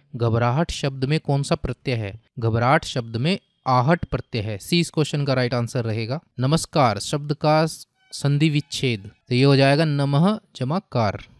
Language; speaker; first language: Hindi; native; Hindi